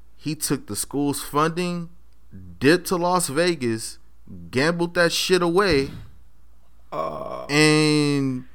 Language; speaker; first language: English; native; English